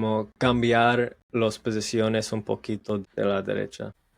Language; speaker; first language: Spanish; non-native, learner; English